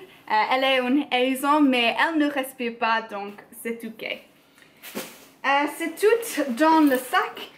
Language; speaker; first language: French; non-native, learner; English